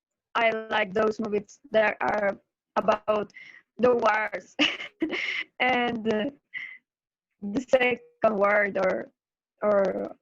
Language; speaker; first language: English; non-native, learner; Spanish